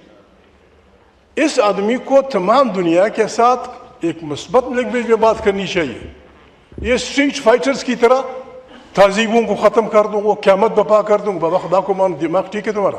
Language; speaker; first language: Urdu; non-native, local second language; Pashto